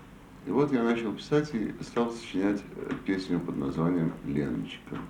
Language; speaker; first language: Russian; native; Russian